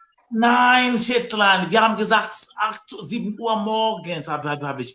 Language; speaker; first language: German; non-native, learner; Swahili